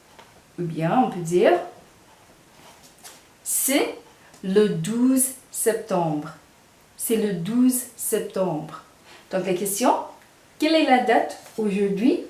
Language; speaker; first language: French; non-native, fluent; English